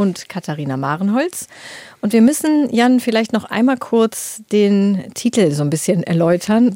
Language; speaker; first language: German; native; German